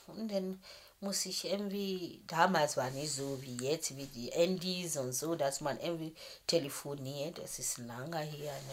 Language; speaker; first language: German; non-native, fluent; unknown